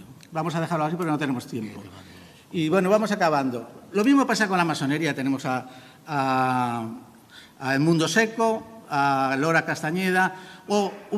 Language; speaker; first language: Spanish; native; Spanish